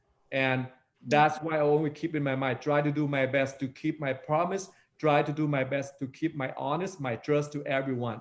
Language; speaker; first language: English; non-native, fluent; Vietnamese